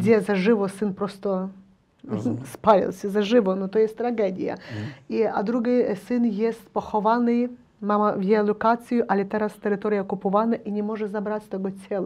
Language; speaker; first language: Polish; non-native, learner; Ukrainian